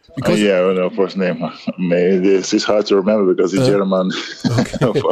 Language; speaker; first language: English; non-native, learner; Kabuverdianu